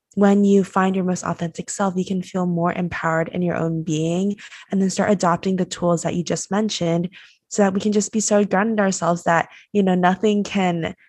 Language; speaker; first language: English; non-native, fluent; Chinese